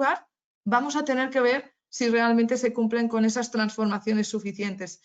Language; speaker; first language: Spanish; native; Spanish